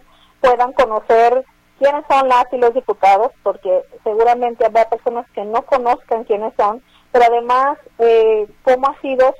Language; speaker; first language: Spanish; native; Spanish